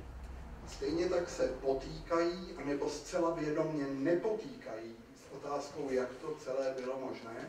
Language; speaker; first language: Czech; native; Czech